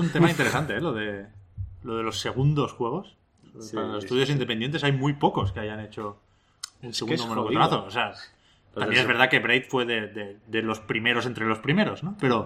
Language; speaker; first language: Spanish; native; Spanish